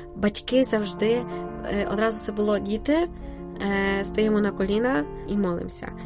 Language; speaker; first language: Ukrainian; native; Ukrainian